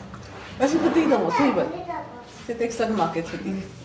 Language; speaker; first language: German; non-native, local second language; Tamil